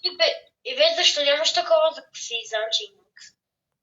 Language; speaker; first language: Bulgarian; native; Bulgarian